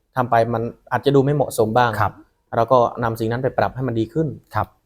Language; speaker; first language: Thai; non-native, local second language; Khmer